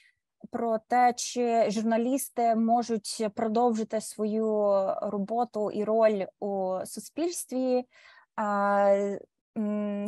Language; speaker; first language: Ukrainian; early bilingual, heritage; Ukrainian